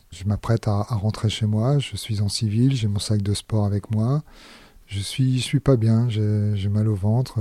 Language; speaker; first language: French; native; French